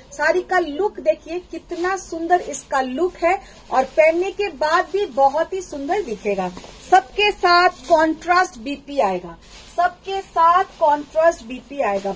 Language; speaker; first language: Hindi; non-native, local second language; Bangla